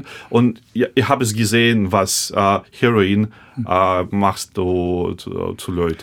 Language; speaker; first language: German; non-native, fluent; Russian